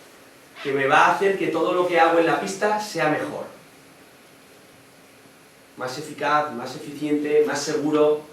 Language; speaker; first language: Spanish; native; Spanish